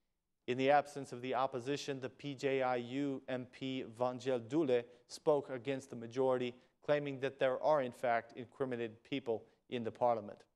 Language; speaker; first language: English; non-native, fluent; Albanian